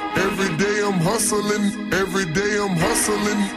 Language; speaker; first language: French; non-native, fluent; English